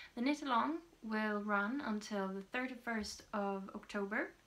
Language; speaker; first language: English; non-native, fluent; Swedish